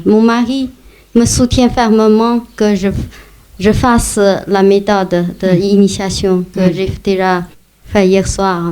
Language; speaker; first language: French; non-native, learner; Chinese